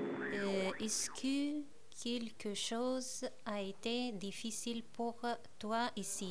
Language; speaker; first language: French; non-native, learner; Arabic